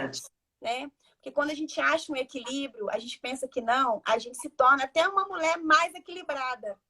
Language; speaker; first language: Portuguese; native; Portuguese